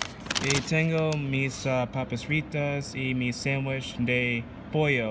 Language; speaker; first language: Spanish; non-native, learner; English